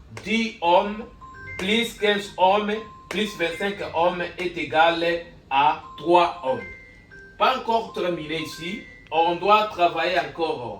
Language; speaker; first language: French; non-native, learner; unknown